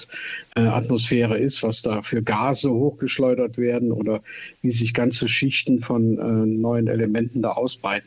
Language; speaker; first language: German; native; German